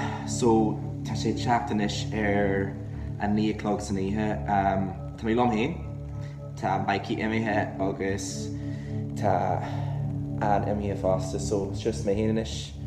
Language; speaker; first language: Irish; non-native, local second language; English